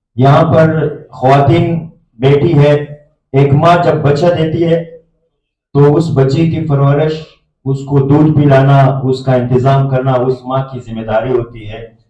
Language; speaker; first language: Urdu; non-native, local second language; Pashto